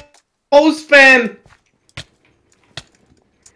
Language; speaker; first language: German; native; German